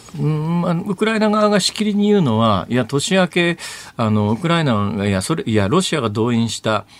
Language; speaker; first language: Japanese; native; Japanese